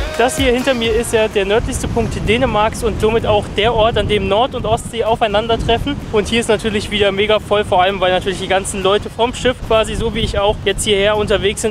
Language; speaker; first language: German; native; German